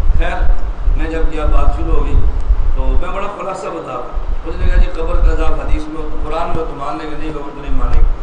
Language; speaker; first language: Urdu; non-native, local second language; Punjabi